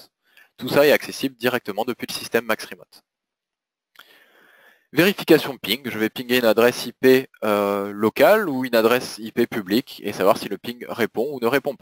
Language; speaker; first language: French; native; French